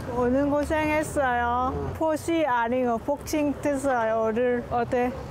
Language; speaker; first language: Korean; non-native, learner; Lao